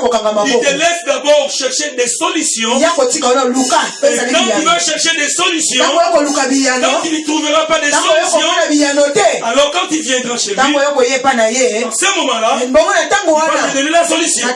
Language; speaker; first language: French; non-native, local second language; Lingala